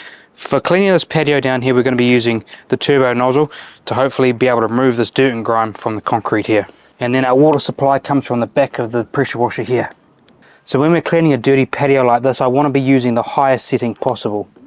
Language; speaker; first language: English; native; English